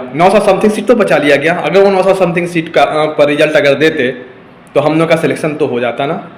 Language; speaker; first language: Hindi; native; Hindi